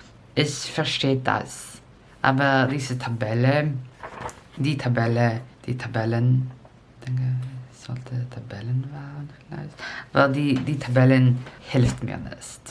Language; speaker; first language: German; non-native, learner; English